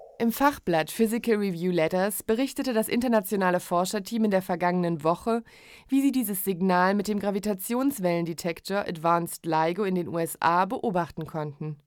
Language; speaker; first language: German; native; German